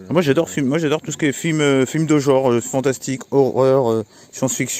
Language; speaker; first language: French; native; French